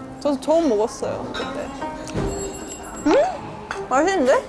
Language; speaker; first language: Korean; non-native, fluent; Estonian